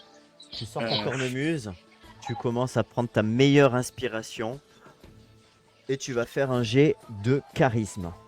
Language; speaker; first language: French; native; French